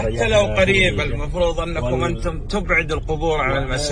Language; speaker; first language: Arabic; native; Arabic